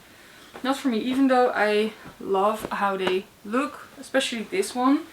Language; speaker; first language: English; non-native, fluent; Dutch